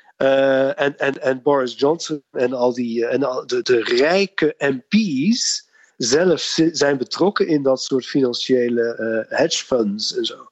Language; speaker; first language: Dutch; native; Dutch